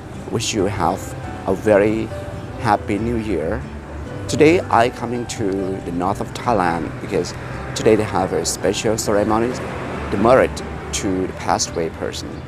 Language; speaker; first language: English; non-native, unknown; Thai